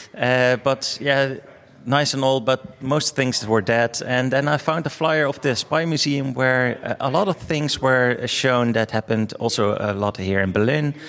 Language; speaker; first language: English; non-native, fluent; Dutch